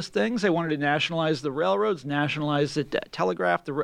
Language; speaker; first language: English; native; English